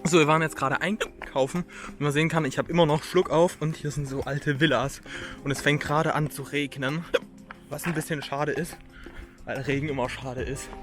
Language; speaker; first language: German; native; German